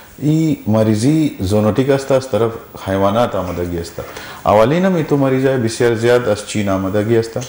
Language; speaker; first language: Persian; non-native, learner; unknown